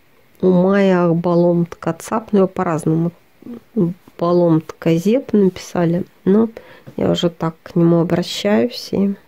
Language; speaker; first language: Russian; native; Russian